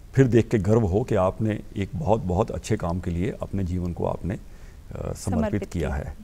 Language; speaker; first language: Hindi; native; Hindi